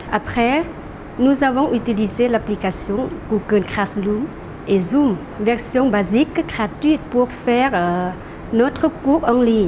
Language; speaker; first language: French; non-native, fluent; Lao